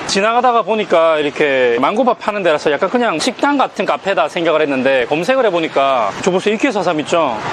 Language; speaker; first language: Korean; native; Korean